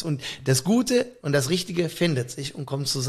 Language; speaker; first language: German; native; German